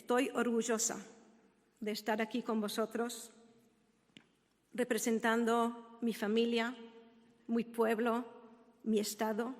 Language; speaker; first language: Spanish; non-native, fluent; Hebrew